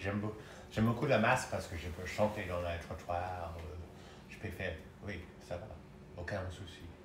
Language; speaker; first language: French; non-native, fluent; English